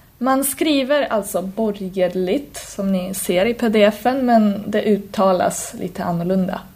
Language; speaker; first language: Swedish; native; Swedish